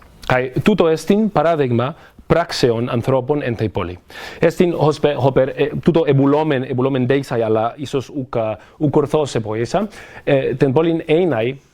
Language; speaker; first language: Greek; non-native, fluent; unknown